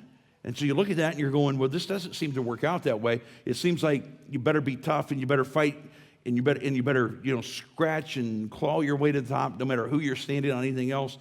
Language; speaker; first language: English; native; English